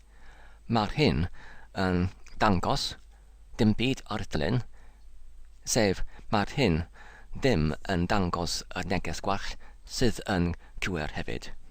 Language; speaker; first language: Welsh; non-native, learner; English